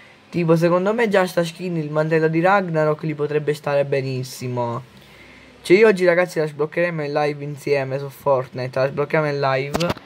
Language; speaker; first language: Italian; native; Italian